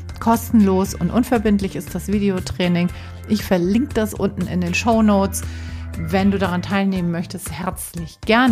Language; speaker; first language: German; native; German